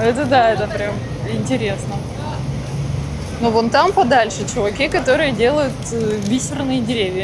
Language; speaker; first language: Russian; native; Russian